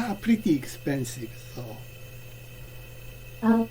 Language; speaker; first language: English; non-native, learner; Japanese